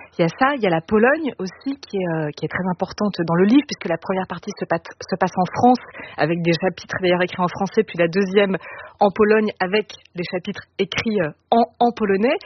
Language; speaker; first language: French; native; French